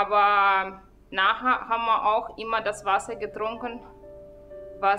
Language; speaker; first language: German; non-native, fluent; Russian